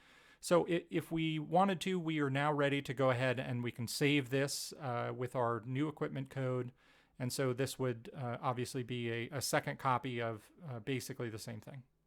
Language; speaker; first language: English; native; English